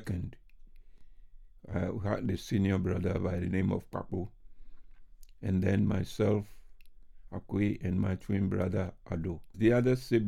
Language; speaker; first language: English; non-native, local second language; Ga